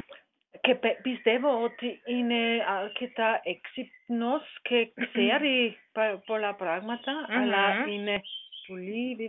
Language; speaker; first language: Greek; non-native, learner; German